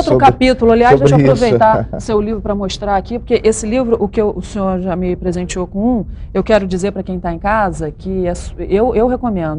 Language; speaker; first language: Portuguese; native; Portuguese